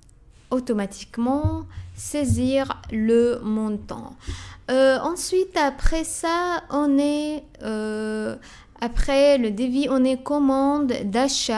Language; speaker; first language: French; non-native, fluent; Arabic